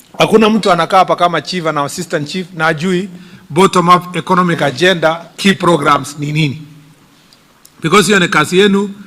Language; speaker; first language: Swahili; non-native, local second language; Kalenjin